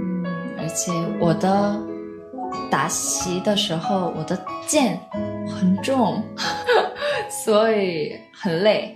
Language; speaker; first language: Chinese; non-native, learner; Korean